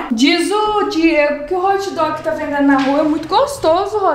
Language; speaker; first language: Portuguese; native; Portuguese